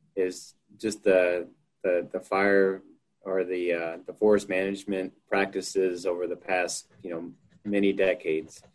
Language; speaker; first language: English; native; English